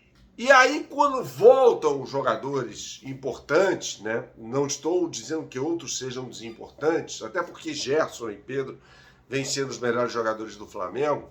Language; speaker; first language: Portuguese; native; Portuguese